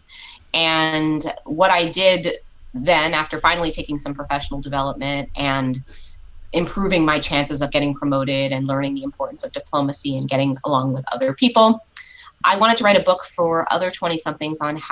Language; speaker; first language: English; native; English